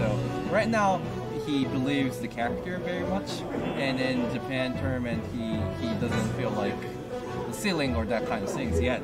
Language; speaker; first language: English; non-native, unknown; Japanese